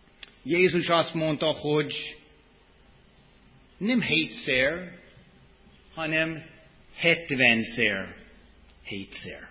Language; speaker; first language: Hungarian; non-native, fluent; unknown